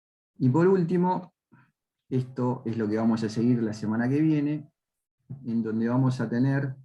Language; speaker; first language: Spanish; native; Spanish